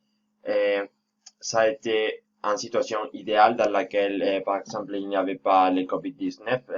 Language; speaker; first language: French; non-native, fluent; Spanish